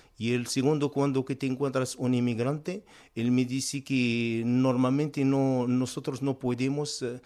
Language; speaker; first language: Spanish; non-native, learner; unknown